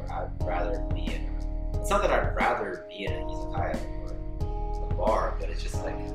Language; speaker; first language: English; native; English